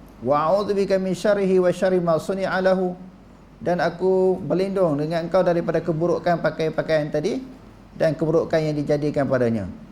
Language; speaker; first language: Malay; native; Malay